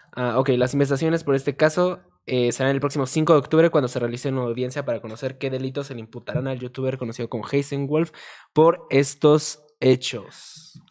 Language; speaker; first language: Spanish; native; Spanish